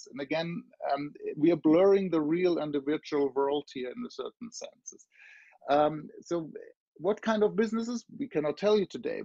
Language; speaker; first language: English; non-native, fluent; German